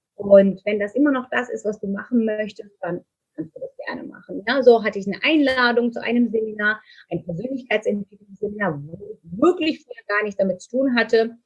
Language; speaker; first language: German; non-native, fluent; Turkish